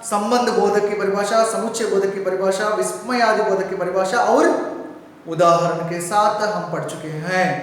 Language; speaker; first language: Hindi; non-native, local second language; Telugu